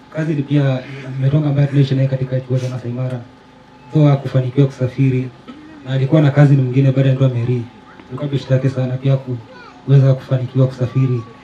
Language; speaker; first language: Swahili; non-native, local second language; Luo (Kenya and Tanzania)